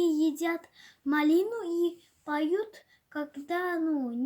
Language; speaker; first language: Russian; native; Russian